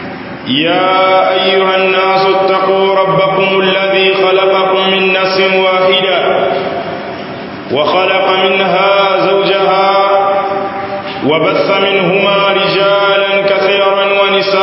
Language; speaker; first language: Arabic; non-native, fluent; Swahili